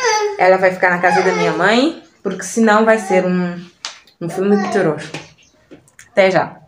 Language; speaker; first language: Portuguese; non-native, local second language; Kabuverdianu